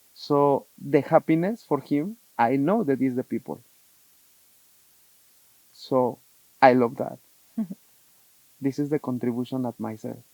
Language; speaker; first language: English; non-native, learner; Spanish